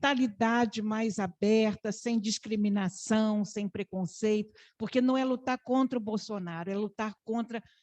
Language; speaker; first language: Portuguese; native; Portuguese